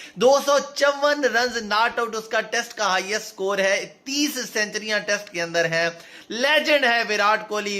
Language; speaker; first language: Urdu; native; Urdu